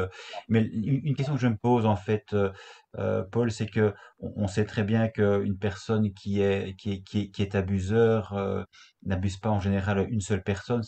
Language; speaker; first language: French; native; French